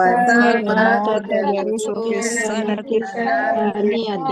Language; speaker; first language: Arabic; non-native, learner; Indonesian